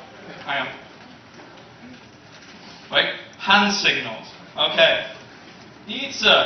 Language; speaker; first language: Chinese; non-native, learner; English